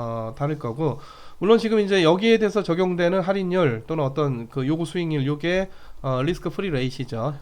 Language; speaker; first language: Korean; native; Korean